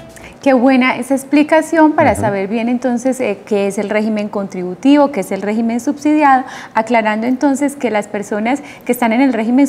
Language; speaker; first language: Spanish; native; Spanish